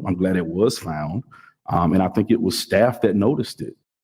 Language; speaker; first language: English; native; English